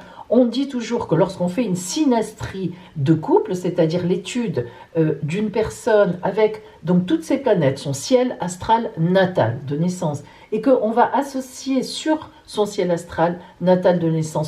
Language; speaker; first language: French; native; French